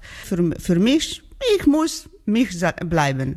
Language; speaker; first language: German; non-native, learner; Georgian